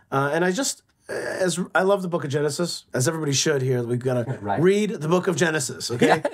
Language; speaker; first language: English; native; English